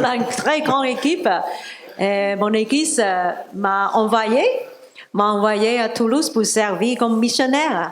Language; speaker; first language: French; non-native, learner; Cantonese